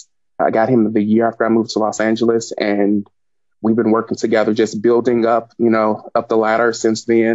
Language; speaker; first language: English; native; English